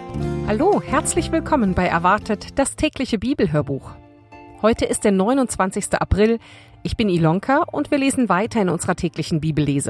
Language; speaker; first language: German; native; German